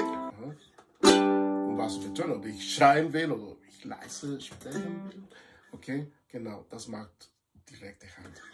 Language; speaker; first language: German; non-native, fluent; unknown